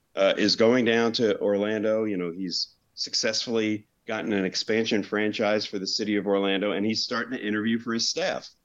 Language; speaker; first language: English; native; English